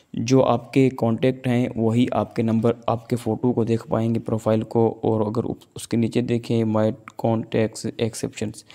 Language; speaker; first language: Urdu; non-native, local second language; Sindhi